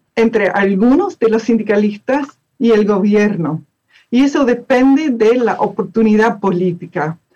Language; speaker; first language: Spanish; non-native, fluent; English